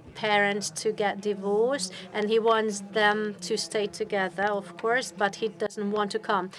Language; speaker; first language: English; non-native, fluent; Hungarian